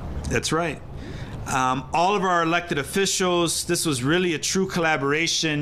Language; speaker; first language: English; early bilingual, other home language; Spanish